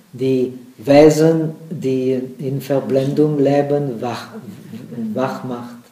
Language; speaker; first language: German; non-native, fluent; Czech